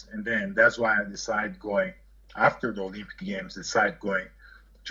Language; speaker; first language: English; non-native, learner; Portuguese